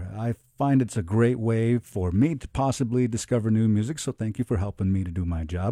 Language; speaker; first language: English; native; English